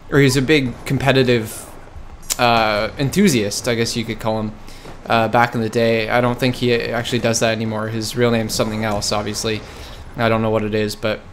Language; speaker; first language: English; native; English